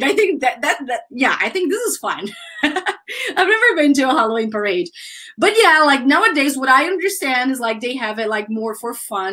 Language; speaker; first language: English; non-native, fluent; Portuguese